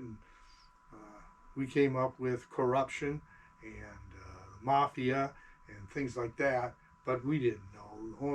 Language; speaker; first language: English; native; English